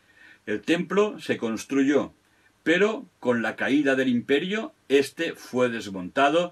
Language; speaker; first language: Spanish; non-native, local second language; Catalan